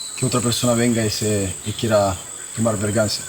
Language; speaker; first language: Spanish; non-native, learner; Italian